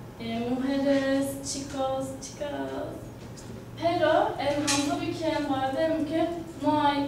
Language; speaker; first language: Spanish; non-native, learner; Turkish